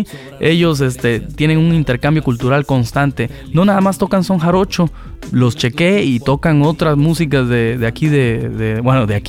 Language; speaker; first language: Spanish; native; Spanish